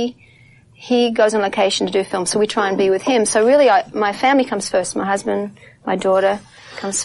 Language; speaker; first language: English; native; English